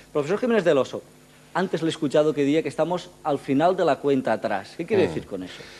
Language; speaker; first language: Spanish; non-native, local second language; Catalan